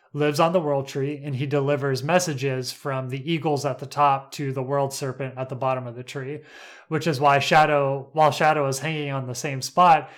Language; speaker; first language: English; native; English